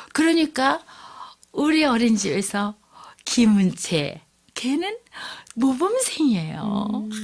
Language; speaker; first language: Korean; native; Korean